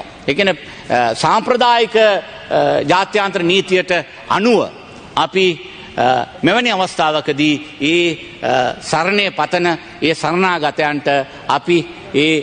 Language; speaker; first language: Sinhala; non-native, local second language; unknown